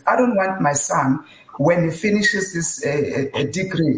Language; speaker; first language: English; non-native, local second language; Tsonga